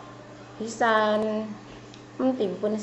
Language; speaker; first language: Cantonese; non-native, learner; Indonesian